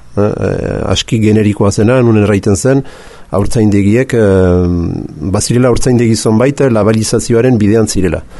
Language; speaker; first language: Basque; native; Basque